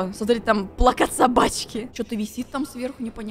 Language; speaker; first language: Russian; native; Russian